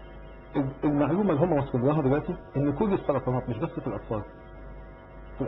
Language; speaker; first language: Arabic; native; Arabic